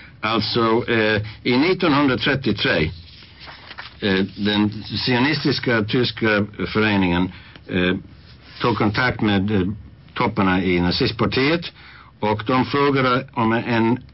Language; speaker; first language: Swedish; non-native, fluent; English